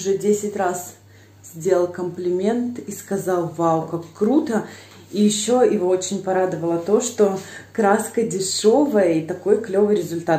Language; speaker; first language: Russian; native; Russian